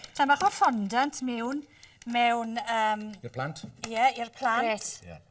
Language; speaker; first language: Welsh; native; Welsh